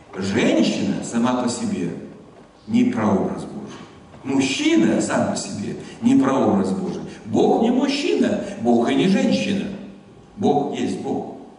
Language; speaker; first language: Russian; non-native, fluent; German